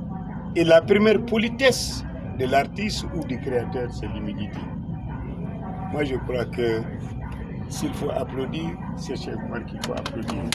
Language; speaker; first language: French; non-native, local second language; Bambara